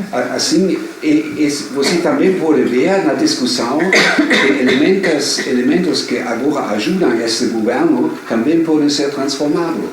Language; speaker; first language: Portuguese; non-native, fluent; German